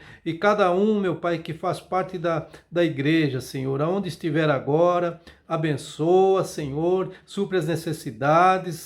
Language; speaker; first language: Portuguese; native; Portuguese